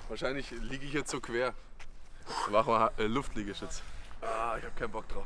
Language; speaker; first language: German; native; German